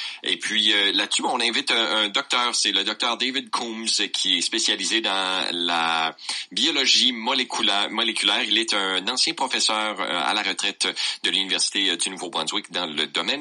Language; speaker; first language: French; native; French